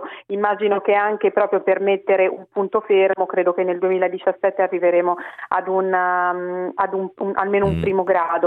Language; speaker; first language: Italian; native; Italian